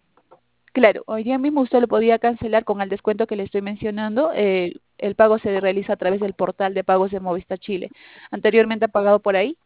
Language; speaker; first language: Spanish; native; Spanish